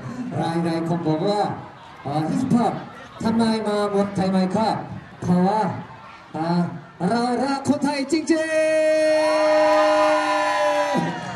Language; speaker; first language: Thai; non-native, learner; Korean